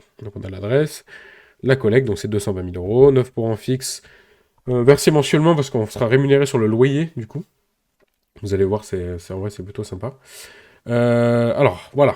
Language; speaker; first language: French; native; French